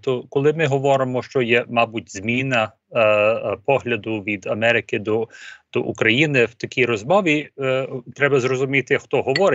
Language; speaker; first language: Ukrainian; early bilingual, heritage; Ukrainian